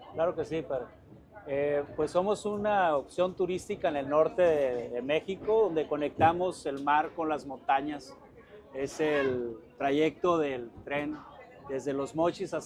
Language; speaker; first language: Spanish; native; Spanish